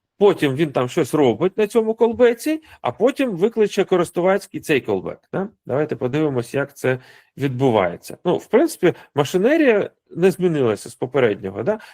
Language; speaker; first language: Ukrainian; non-native, local second language; Russian